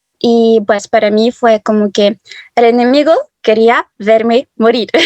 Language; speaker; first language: Spanish; early bilingual, heritage; Spanish